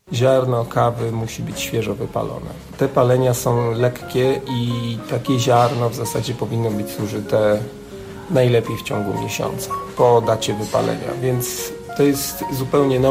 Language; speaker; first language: Polish; native; Polish